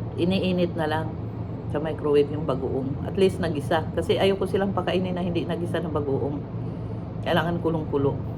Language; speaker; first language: Filipino; non-native, local second language; Cebuano